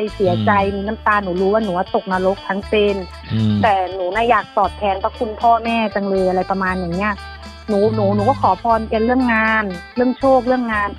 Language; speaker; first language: Thai; native; Thai